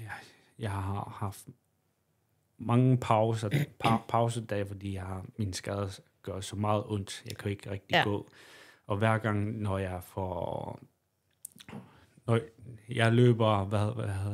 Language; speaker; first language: Danish; non-native, local second language; Kalaallisut